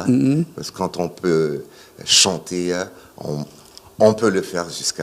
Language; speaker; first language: French; non-native, local second language; Malagasy